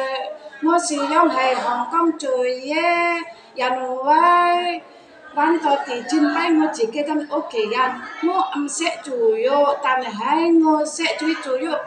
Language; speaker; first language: Cantonese; non-native, learner; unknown